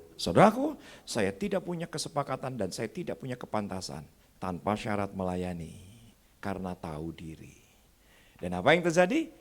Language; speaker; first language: Indonesian; native; Indonesian